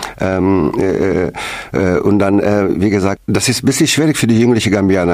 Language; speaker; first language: German; non-native, learner; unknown